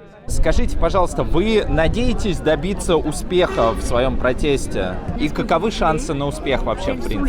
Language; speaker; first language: Russian; native; Russian